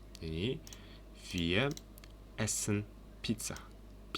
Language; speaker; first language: German; non-native, learner; Uzbek